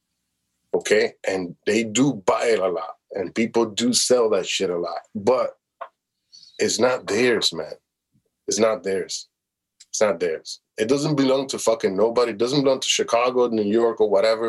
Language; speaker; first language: English; native; English